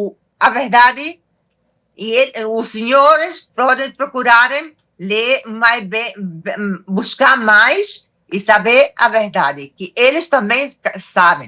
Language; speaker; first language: Portuguese; non-native, fluent; Arabic